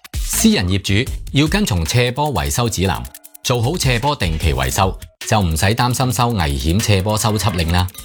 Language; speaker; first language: Cantonese; native; Cantonese